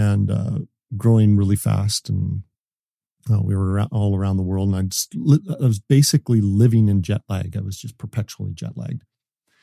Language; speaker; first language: English; native; English